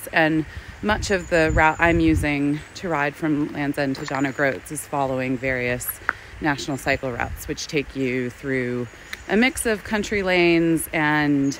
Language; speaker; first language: English; native; English